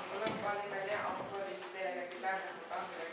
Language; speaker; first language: French; non-native, learner; Ukrainian